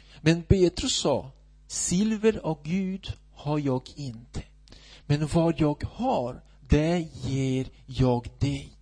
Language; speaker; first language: Swedish; non-native, fluent; Portuguese